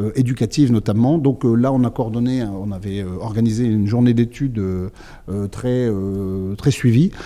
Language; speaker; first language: French; native; French